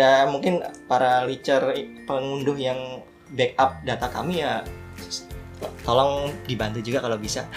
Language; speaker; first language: Indonesian; native; Indonesian